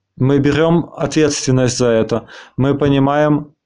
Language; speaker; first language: Russian; non-native, fluent; Spanish